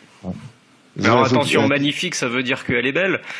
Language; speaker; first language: French; native; French